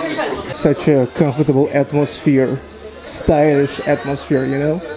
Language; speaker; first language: English; non-native, fluent; Russian